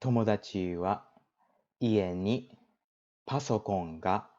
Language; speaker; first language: Japanese; non-native, learner; English